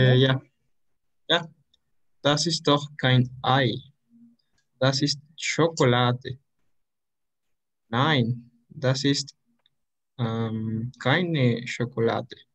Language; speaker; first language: German; non-native, learner; Spanish